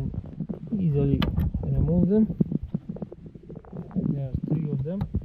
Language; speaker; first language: English; non-native, fluent; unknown